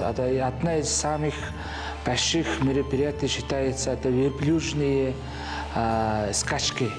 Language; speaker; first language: Russian; non-native, learner; Mongolian